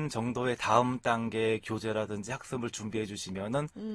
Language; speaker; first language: Korean; native; Korean